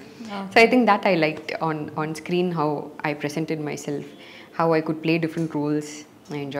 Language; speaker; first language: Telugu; non-native, learner; Tamil